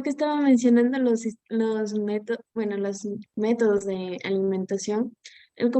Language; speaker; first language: Spanish; native; Spanish